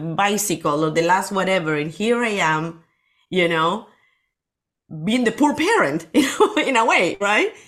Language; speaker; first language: English; non-native, fluent; Spanish